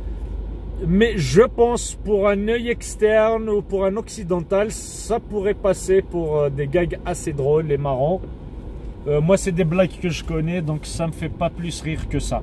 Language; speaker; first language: French; native; French